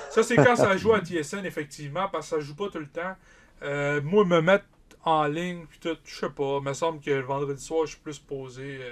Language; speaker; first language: French; native; French